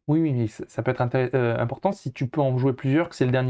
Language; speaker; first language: French; native; French